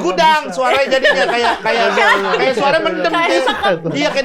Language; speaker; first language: Indonesian; native; Indonesian